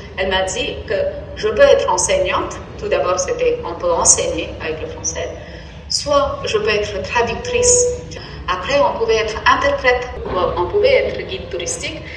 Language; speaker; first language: French; non-native, fluent; Tamil